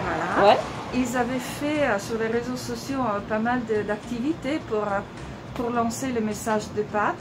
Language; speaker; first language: French; non-native, fluent; Italian